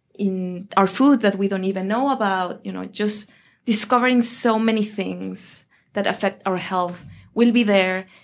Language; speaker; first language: English; non-native, fluent; Spanish